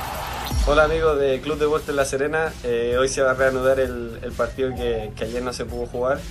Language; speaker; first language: Spanish; native; Spanish